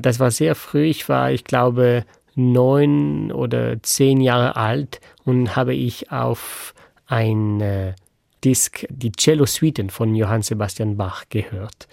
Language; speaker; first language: German; non-native, fluent; French